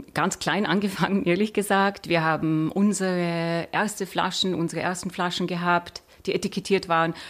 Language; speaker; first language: German; native; German